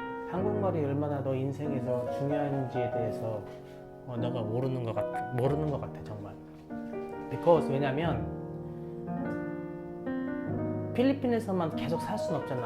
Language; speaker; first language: Korean; native; Korean